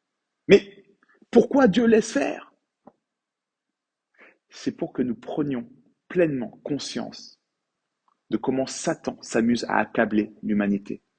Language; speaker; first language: French; native; French